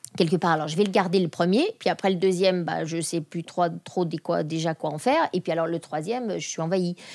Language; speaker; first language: French; native; French